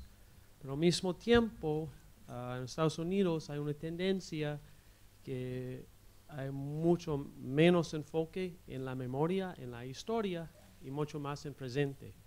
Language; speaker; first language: Spanish; non-native, fluent; English